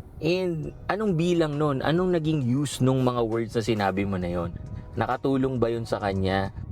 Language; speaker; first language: Filipino; native; Filipino